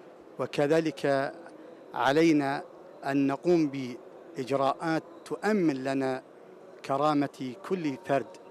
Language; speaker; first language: Arabic; native; Arabic